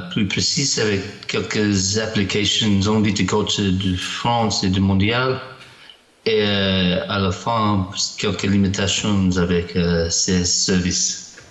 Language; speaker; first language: French; non-native, learner; English